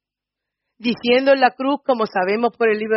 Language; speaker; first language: Spanish; native; Spanish